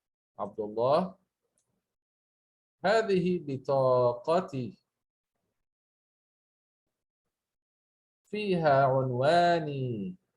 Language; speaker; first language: Arabic; non-native, fluent; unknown